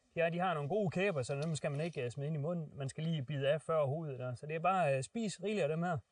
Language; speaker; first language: Danish; native; Danish